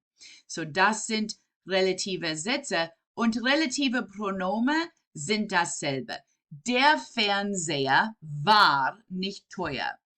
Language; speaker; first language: German; non-native, fluent; English